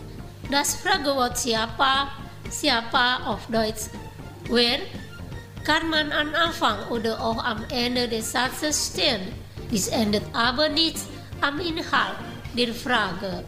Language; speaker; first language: German; non-native, fluent; Indonesian